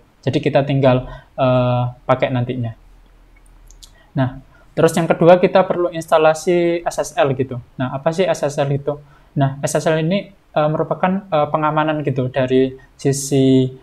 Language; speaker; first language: Indonesian; native; Indonesian